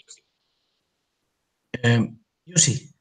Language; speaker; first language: English; non-native, learner; Spanish